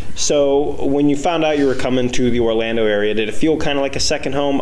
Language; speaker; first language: English; native; English